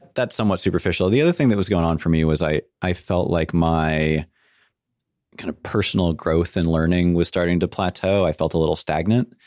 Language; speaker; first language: English; native; English